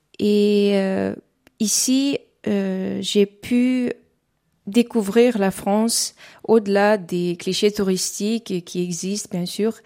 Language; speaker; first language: French; non-native, fluent; Uzbek